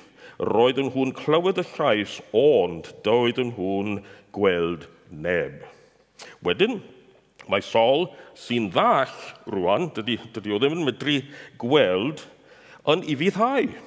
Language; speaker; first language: Welsh; non-native, fluent; English